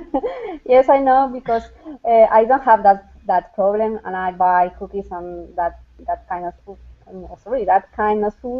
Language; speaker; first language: English; non-native, fluent; Spanish